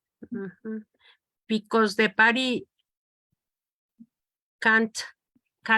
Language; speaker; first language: English; non-native, learner; Spanish